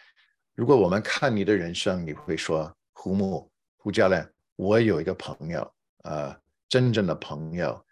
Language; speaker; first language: Chinese; non-native, fluent; English